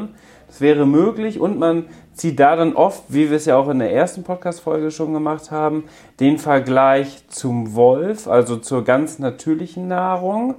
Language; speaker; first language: German; native; German